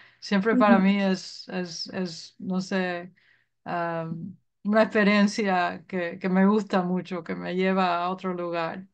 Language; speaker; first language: Spanish; early bilingual, heritage; Spanish